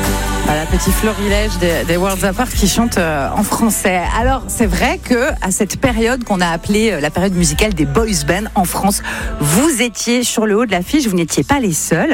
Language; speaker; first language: French; native; French